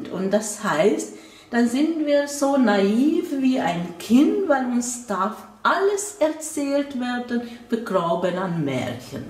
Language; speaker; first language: German; non-native, fluent; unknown